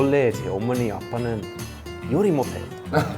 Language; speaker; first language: Korean; non-native, learner; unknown